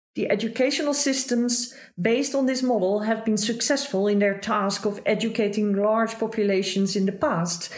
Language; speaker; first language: English; non-native, fluent; Dutch